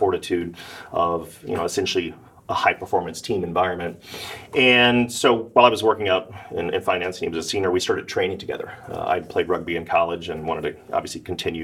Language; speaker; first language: English; native; English